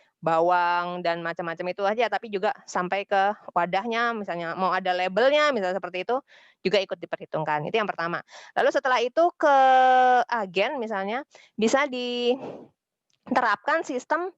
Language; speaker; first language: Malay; non-native, local second language; Javanese